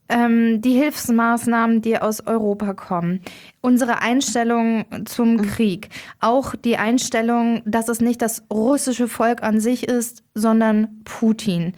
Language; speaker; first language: German; native; German